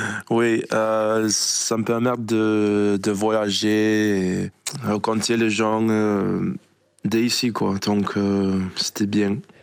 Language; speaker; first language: French; non-native, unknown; English